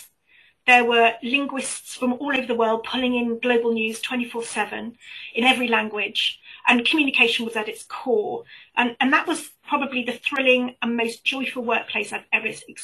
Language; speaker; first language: English; native; English